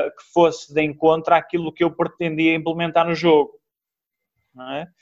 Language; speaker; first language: Portuguese; native; Portuguese